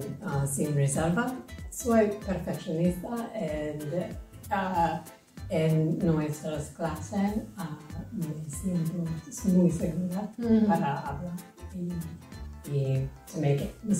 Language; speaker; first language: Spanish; non-native, learner; English